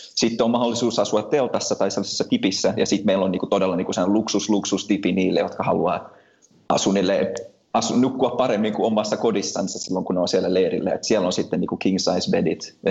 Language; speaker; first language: Finnish; early bilingual, heritage; Finnish